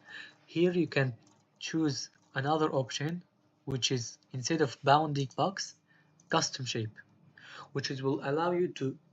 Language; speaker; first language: English; non-native, fluent; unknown